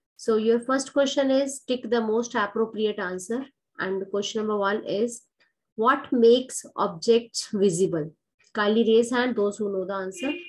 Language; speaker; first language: English; non-native, local second language; Hindi